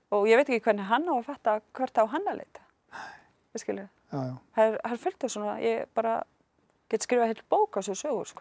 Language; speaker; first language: Icelandic; non-native, fluent; Arabic